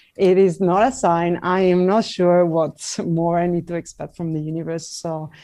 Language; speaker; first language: English; non-native, fluent; Italian